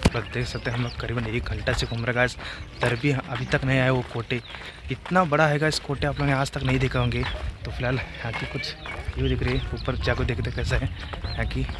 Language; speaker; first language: Hindi; non-native, local second language; Kannada